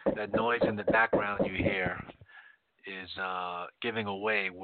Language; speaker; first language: English; native; English